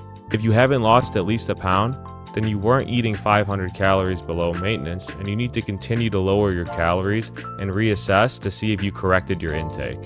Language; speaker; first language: English; native; English